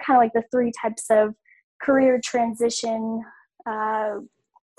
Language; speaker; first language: English; native; English